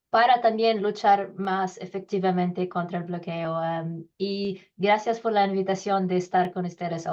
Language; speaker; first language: Spanish; non-native, learner; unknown